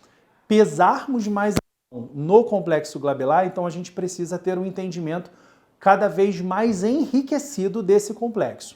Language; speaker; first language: Portuguese; native; Portuguese